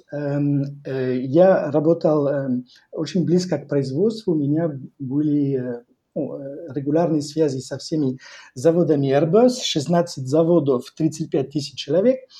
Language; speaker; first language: Russian; non-native, fluent; French